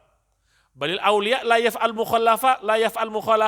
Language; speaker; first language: Arabic; non-native, fluent; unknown